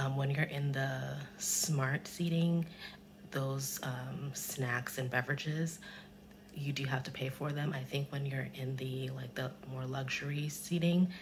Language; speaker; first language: English; native; English